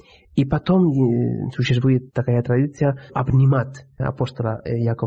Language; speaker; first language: Russian; non-native, fluent; Spanish